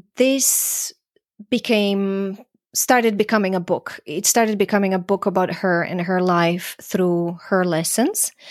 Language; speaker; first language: English; non-native, fluent; Croatian